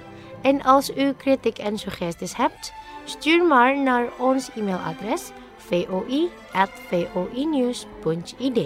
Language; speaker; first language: Dutch; non-native, learner; Indonesian